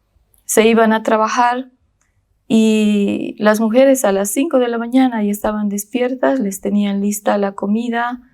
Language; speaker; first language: Spanish; native; Spanish